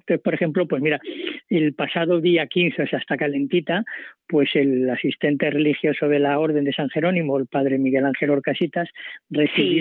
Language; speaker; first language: Spanish; native; Spanish